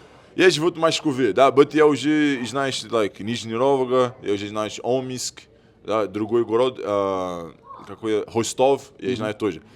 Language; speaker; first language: Russian; non-native, learner; Portuguese